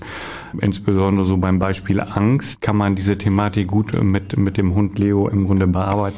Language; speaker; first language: German; native; German